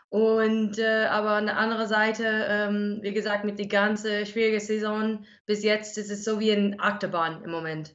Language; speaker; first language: German; non-native, learner; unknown